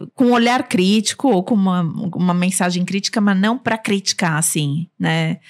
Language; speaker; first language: Portuguese; non-native, local second language; Armenian